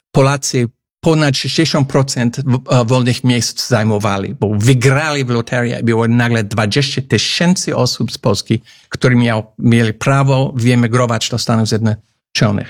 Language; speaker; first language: Polish; non-native, fluent; English